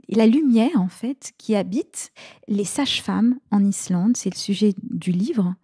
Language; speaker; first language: French; native; French